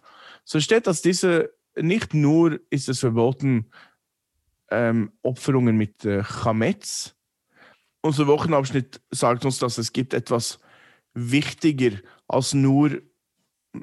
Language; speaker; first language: German; non-native, fluent; English